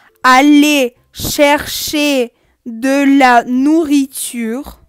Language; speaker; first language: French; non-native, fluent; Russian